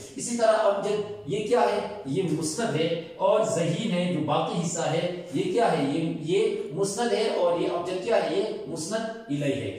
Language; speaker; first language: Urdu; non-native, local second language; Pashto